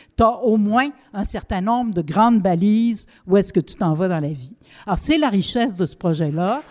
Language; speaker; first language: French; native; French